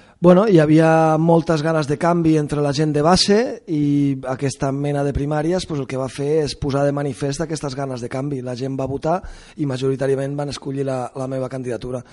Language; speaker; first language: Catalan; non-native, local second language; Spanish